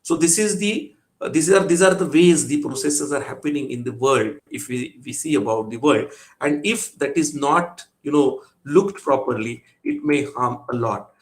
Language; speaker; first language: English; non-native, local second language; Marathi